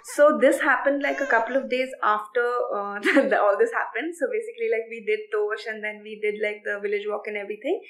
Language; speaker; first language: English; non-native, local second language; Assamese